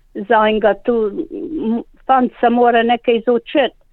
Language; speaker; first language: Slovenian; native; Slovenian